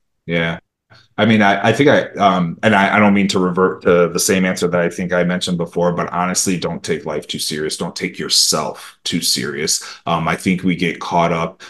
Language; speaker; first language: English; early bilingual, other home language; Romanian